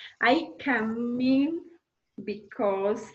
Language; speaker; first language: English; non-native, learner; Spanish